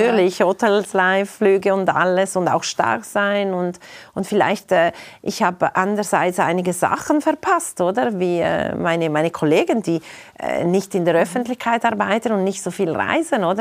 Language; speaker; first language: German; non-native, local second language; Italian